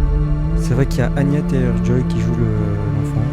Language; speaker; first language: French; native; French